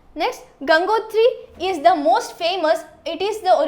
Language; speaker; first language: English; non-native, local second language; Kannada